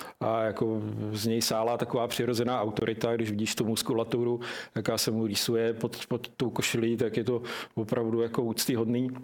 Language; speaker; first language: Czech; native; Czech